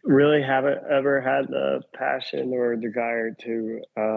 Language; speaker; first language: English; native; English